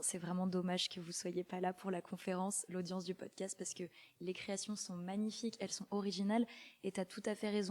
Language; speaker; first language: French; native; French